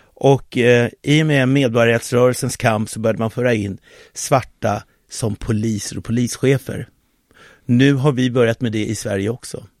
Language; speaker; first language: Swedish; early bilingual, other home language; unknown